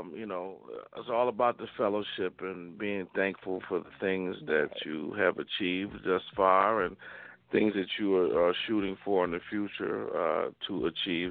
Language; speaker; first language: English; native; English